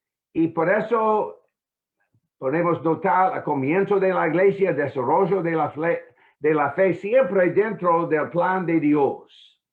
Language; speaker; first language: Spanish; non-native, fluent; English